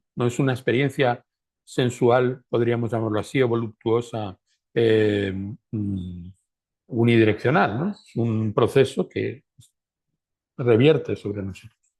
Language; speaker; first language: Spanish; native; Spanish